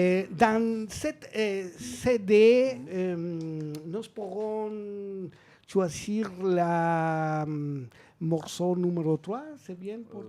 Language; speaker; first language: French; non-native, learner; Spanish